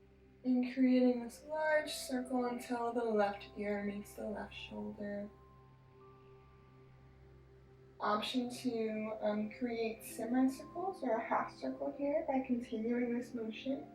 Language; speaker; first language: English; native; English